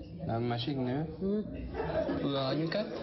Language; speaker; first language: Hungarian; non-native, learner; Spanish